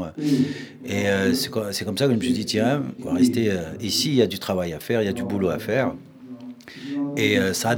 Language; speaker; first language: French; non-native, local second language; Arabic